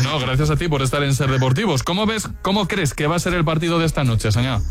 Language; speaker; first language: Spanish; native; Spanish